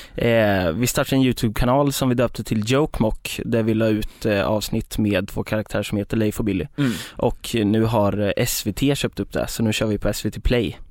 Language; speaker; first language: Swedish; native; Swedish